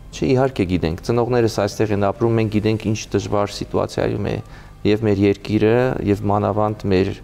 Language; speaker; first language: Armenian; native; Armenian